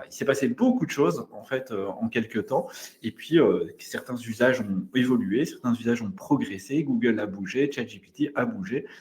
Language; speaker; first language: French; native; French